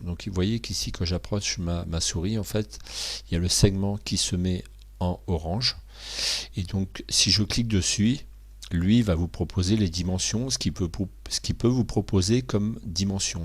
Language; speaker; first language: French; native; French